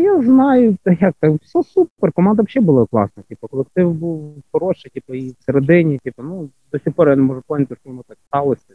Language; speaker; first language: Ukrainian; native; Ukrainian